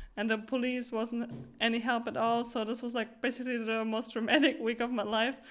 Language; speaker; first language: English; non-native, fluent; German